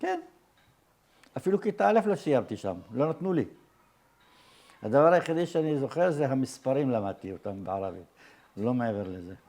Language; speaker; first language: Hebrew; early bilingual, other home language; Arabic